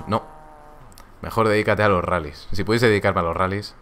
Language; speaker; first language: Spanish; native; Spanish